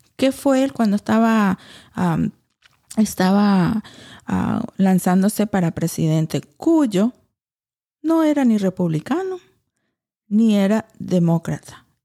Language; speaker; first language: Spanish; early bilingual, heritage; Spanish